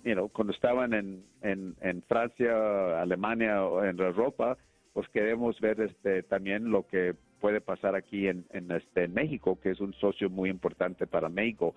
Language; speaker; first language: Spanish; early bilingual, heritage; Spanish